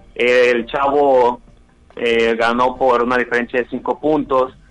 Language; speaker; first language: Spanish; native; Spanish